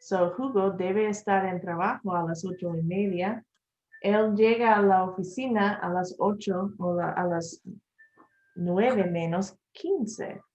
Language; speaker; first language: Spanish; non-native, learner; English